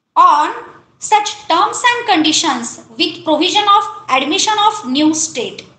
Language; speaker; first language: English; non-native, local second language; Marathi